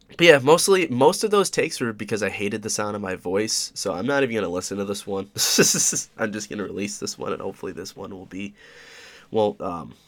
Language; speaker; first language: English; native; English